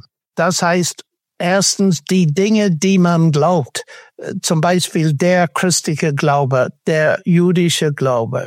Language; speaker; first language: German; non-native, fluent; English